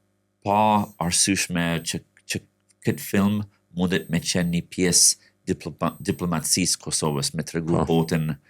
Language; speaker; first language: Albanian; non-native, fluent; English